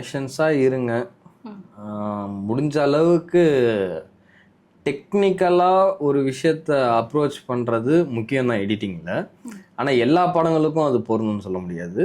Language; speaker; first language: Tamil; native; Tamil